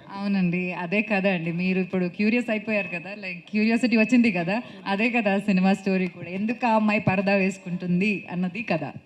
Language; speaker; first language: Telugu; non-native, fluent; Malayalam